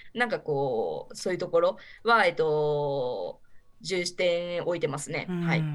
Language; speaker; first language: Japanese; native; Japanese